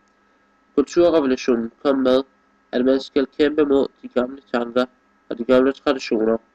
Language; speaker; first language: Danish; non-native, fluent; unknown